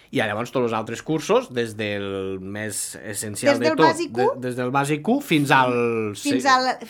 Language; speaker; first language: Catalan; native; Catalan